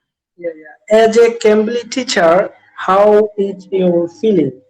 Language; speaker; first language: English; non-native, learner; Bangla